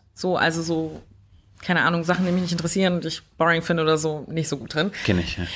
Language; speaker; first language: German; early bilingual, other home language; French